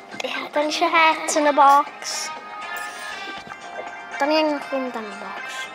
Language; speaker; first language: Welsh; native; Welsh